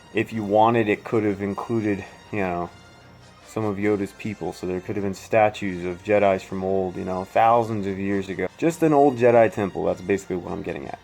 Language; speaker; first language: English; native; English